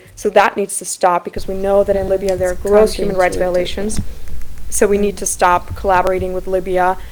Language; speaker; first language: English; non-native, fluent; Slovak